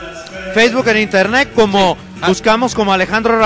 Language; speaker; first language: Spanish; native; Spanish